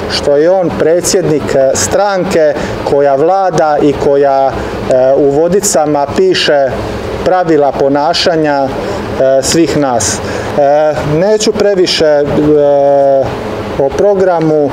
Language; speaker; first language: Serbian; native; Serbian